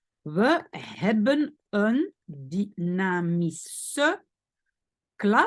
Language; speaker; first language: Dutch; non-native, fluent; French